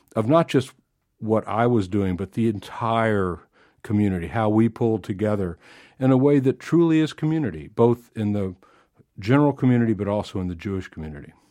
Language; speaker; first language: English; native; English